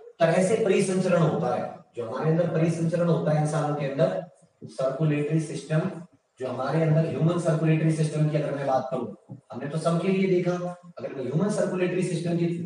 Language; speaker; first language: Hindi; native; Hindi